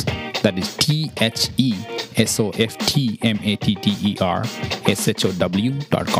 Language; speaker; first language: English; non-native, local second language; Malayalam